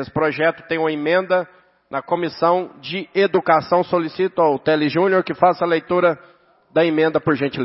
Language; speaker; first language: Portuguese; native; Portuguese